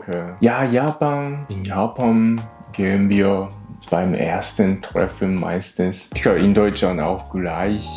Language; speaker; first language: German; non-native, learner; Japanese